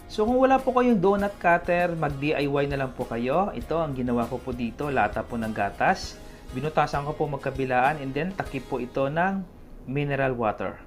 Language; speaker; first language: Filipino; non-native, local second language; Cebuano